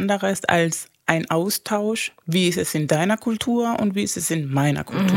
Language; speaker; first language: German; non-native, fluent; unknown